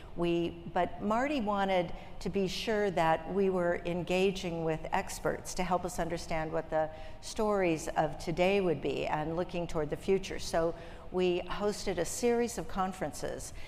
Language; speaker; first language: English; native; English